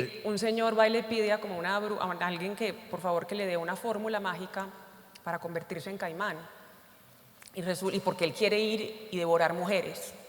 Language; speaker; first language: Spanish; native; Spanish